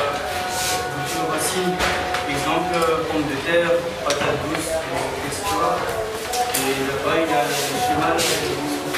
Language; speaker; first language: French; non-native, local second language; Malagasy